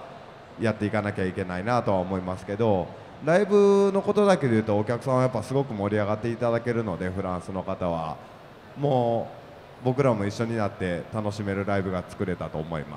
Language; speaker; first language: Japanese; native; Japanese